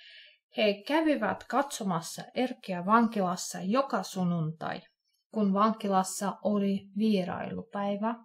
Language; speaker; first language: Finnish; non-native, fluent; Russian